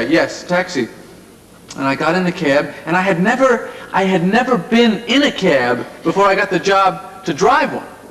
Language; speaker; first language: English; native; English